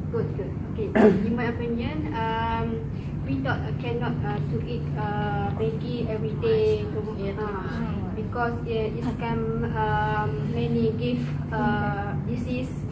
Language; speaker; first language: English; non-native, learner; Malay